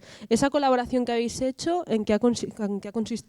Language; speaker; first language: Spanish; native; Spanish